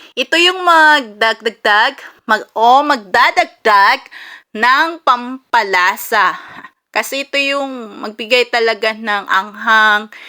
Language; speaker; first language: Filipino; non-native, local second language; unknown